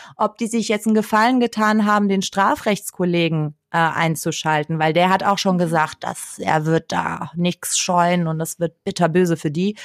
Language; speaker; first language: German; early bilingual, other home language; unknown